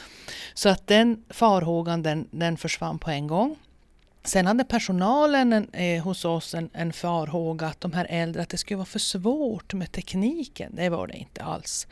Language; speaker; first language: Swedish; native; Swedish